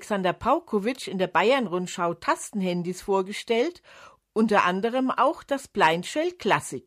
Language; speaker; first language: German; native; German